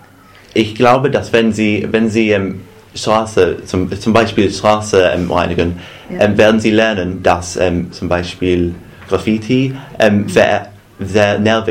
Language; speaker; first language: German; non-native, fluent; English